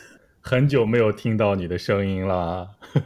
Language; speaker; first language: Chinese; native; Chinese